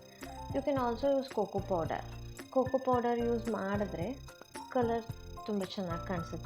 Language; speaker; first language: Kannada; native; Kannada